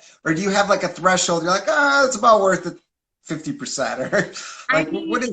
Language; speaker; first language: English; native; English